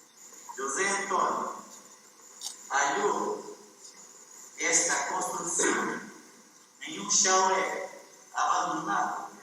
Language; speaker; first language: Portuguese; non-native, fluent; Spanish